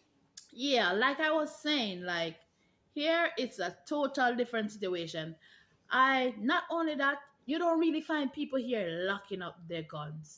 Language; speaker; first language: English; non-native, local second language; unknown